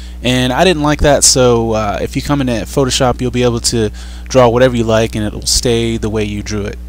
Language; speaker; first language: English; native; English